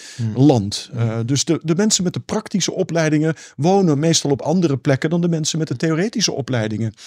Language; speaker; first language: Dutch; native; Dutch